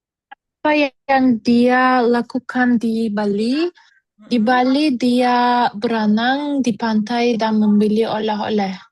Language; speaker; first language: Indonesian; non-native, learner; Turkish